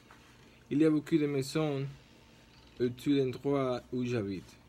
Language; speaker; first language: French; non-native, learner; Spanish